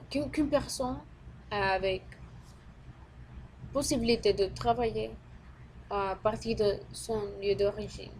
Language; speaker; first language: French; non-native, learner; Spanish